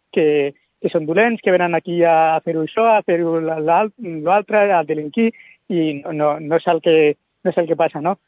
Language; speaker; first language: Catalan; early bilingual, other home language; Spanish